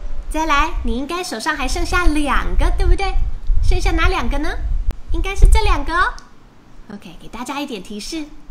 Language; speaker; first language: Chinese; native; Chinese